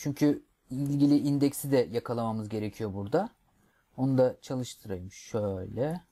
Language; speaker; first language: Turkish; native; Turkish